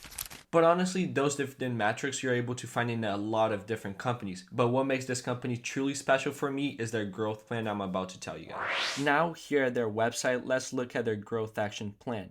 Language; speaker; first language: English; non-native, fluent; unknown